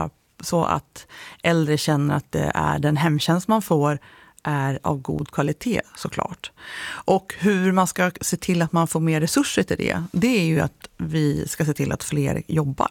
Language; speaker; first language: Swedish; native; Swedish